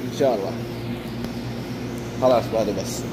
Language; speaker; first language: Arabic; non-native, learner; Filipino